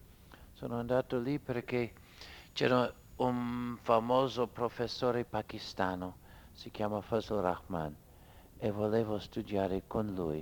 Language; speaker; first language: Italian; non-native, fluent; English